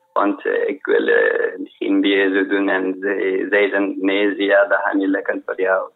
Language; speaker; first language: Dutch; non-native, fluent; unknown